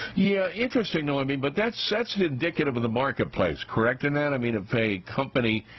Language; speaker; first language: English; native; English